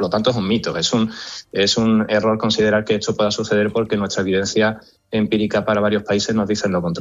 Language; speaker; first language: Spanish; native; Spanish